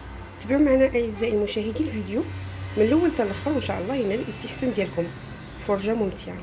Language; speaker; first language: Arabic; native; Arabic